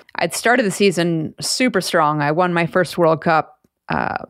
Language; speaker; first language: English; native; English